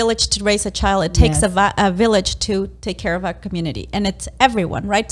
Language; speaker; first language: English; non-native, fluent; Spanish